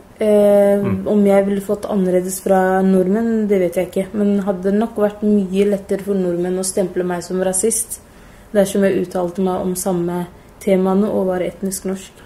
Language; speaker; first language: Norwegian; early bilingual, other home language; Somali